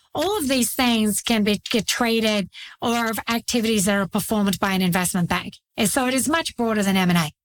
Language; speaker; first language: English; native; English